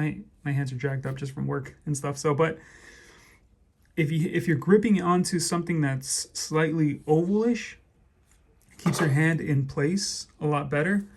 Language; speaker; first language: English; native; English